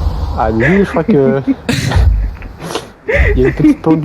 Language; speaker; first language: French; native; French